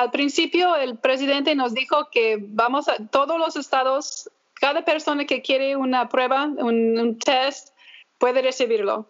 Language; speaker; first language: Spanish; early bilingual, heritage; English